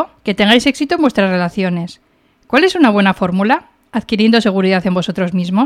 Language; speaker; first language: Spanish; native; Spanish